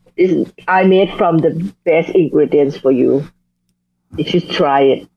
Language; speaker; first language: English; non-native, learner; Thai